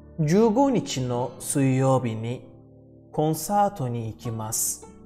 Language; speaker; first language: Japanese; non-native, fluent; Turkish